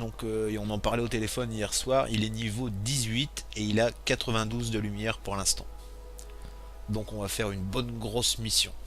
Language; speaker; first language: French; native; French